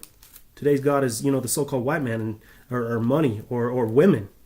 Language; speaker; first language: English; native; English